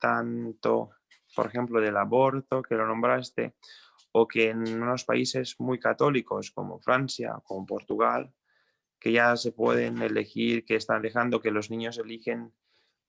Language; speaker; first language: Spanish; non-native, fluent; Croatian